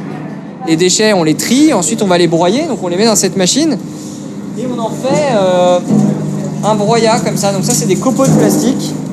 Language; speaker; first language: French; native; French